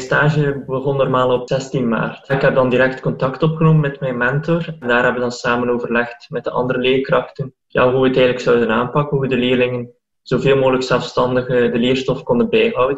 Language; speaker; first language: Dutch; native; Dutch